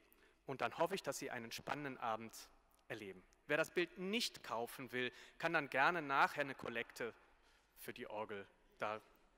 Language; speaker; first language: German; native; German